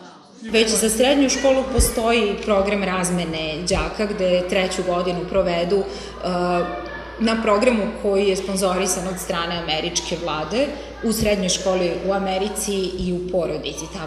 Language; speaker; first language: Serbian; native; Serbian